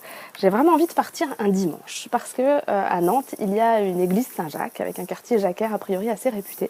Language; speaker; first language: French; native; French